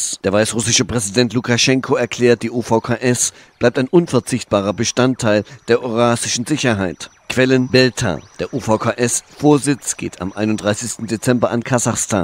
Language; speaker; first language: German; native; German